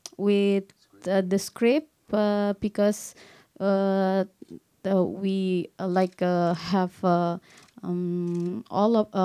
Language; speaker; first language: English; non-native, learner; Indonesian